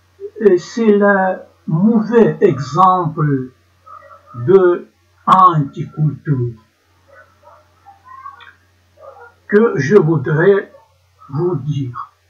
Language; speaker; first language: French; non-native, learner; Ukrainian